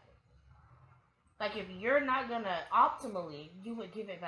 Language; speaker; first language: English; native; English